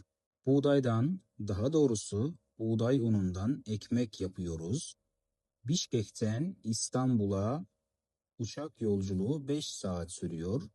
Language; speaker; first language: Turkish; non-native, fluent; Kazakh